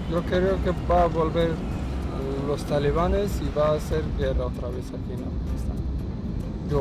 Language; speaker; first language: Spanish; non-native, learner; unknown